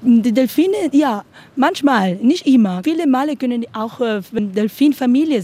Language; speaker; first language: German; non-native, learner; Spanish